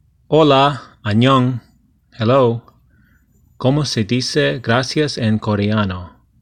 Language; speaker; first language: Spanish; non-native, fluent; Korean